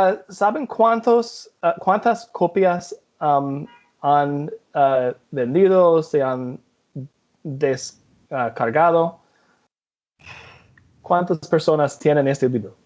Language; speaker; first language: Spanish; non-native, fluent; English